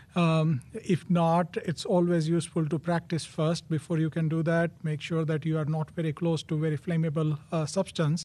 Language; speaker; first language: English; non-native, local second language; Gujarati